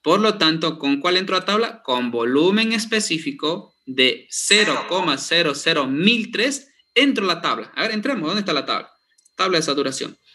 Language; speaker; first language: Spanish; native; Spanish